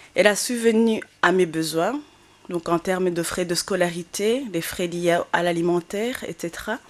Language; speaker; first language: French; non-native, local second language; Kinyarwanda